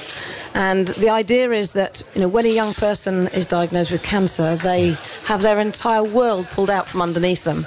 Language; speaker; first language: English; native; English